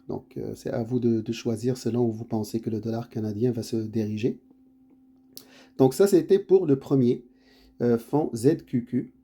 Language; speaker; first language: French; native; French